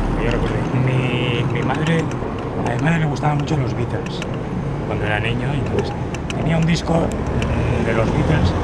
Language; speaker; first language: Spanish; native; Spanish